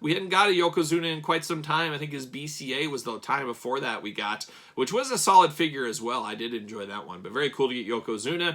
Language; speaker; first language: English; native; English